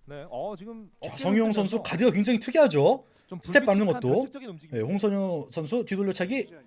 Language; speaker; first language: Korean; native; Korean